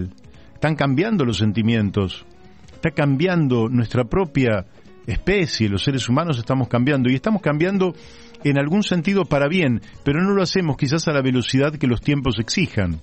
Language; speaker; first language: Spanish; native; Spanish